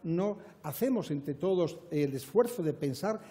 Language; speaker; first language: Spanish; native; Spanish